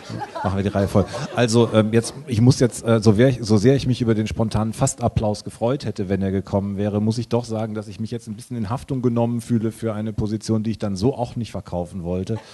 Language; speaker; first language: German; native; German